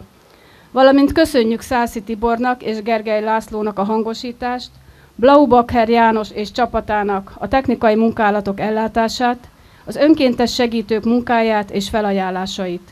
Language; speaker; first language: Hungarian; native; Hungarian